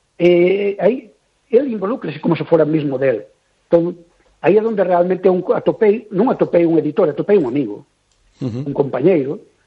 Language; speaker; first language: Galician; native; Galician